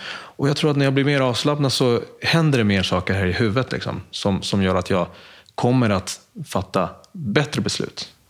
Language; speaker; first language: Swedish; early bilingual, other home language; Spanish